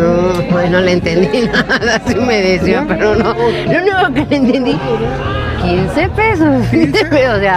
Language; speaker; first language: Spanish; native; Spanish